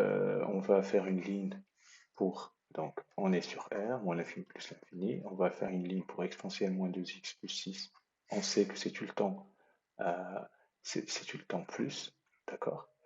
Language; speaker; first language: French; native; French